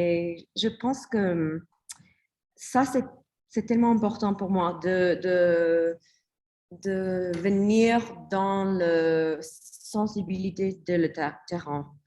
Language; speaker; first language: French; non-native, learner; English